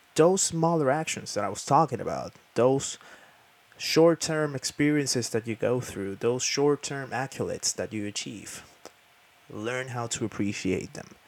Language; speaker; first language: English; non-native, fluent; Spanish